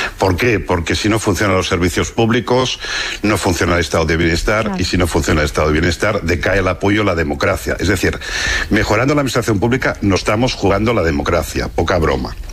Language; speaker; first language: Spanish; non-native, local second language; Catalan